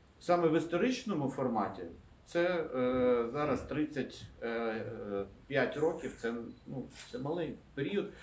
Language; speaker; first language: Ukrainian; non-native, local second language; Russian